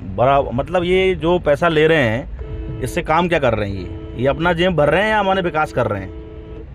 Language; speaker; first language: Hindi; native; Hindi